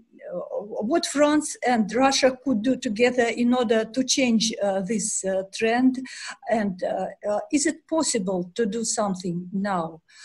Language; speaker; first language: English; non-native, fluent; Russian